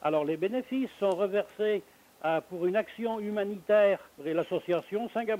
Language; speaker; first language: French; native; French